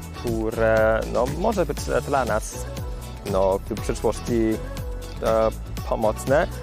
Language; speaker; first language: Polish; non-native, learner; Vietnamese